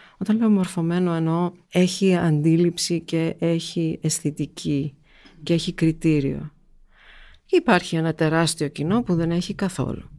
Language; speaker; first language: Greek; early bilingual, heritage; Greek